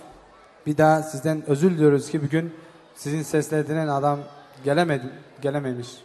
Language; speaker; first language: Turkish; non-native, fluent; Tajik